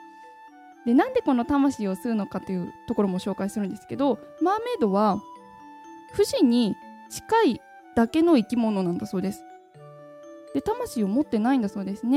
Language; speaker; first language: Japanese; native; Japanese